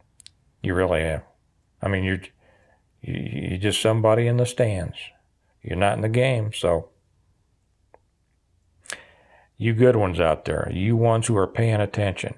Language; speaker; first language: English; native; English